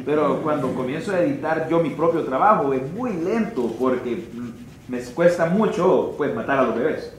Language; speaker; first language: Spanish; native; Spanish